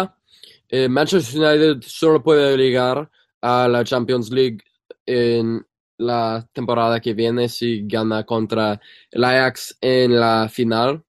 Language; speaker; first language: Spanish; non-native, fluent; English